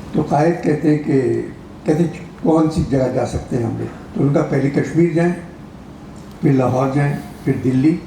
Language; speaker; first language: Urdu; native; Urdu